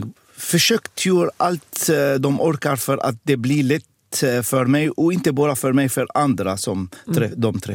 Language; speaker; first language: Swedish; non-native, fluent; Arabic